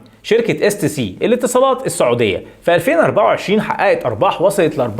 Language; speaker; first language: Arabic; native; Arabic